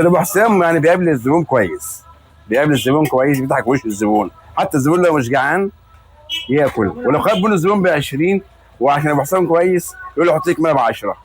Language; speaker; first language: Arabic; native; Arabic